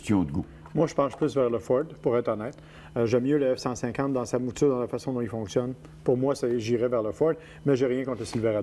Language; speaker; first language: French; native; French